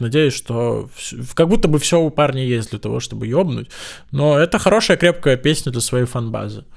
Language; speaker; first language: Russian; native; Russian